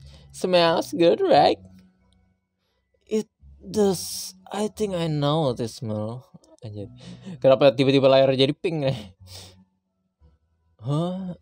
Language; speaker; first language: English; non-native, fluent; Indonesian